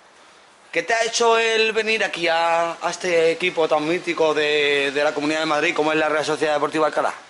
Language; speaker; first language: Spanish; native; Spanish